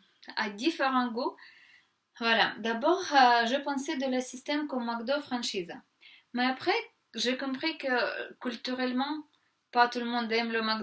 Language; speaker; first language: French; non-native, fluent; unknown